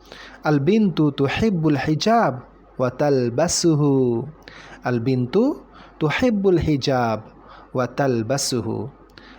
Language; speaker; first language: Arabic; non-native, fluent; Bangla